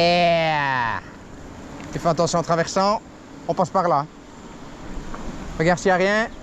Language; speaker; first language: French; native; French